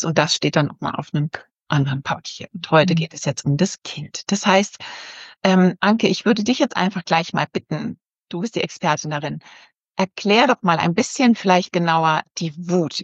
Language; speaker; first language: German; native; German